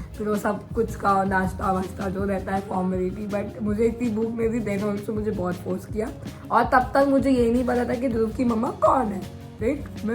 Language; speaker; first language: Hindi; native; Hindi